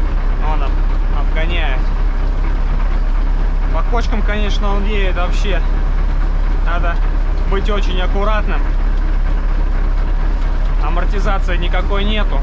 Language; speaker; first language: Russian; native; Russian